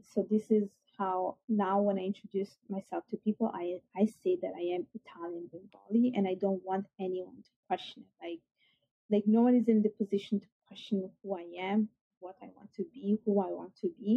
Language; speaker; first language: English; non-native, fluent; Italian